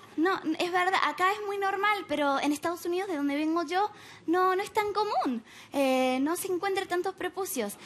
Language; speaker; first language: Spanish; non-native, fluent; English